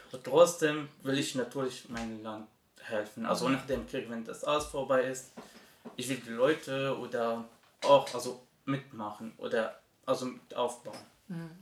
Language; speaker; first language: German; non-native, learner; Arabic